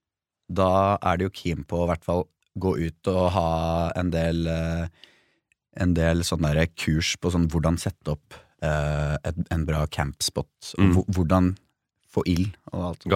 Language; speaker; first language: Norwegian; native; Norwegian